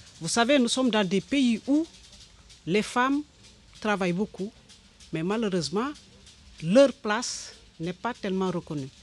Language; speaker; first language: French; non-native, local second language; Wolof